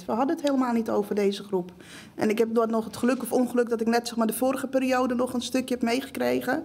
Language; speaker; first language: Dutch; native; Dutch